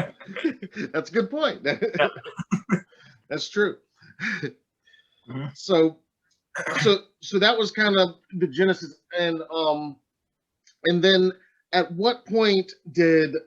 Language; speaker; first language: English; native; English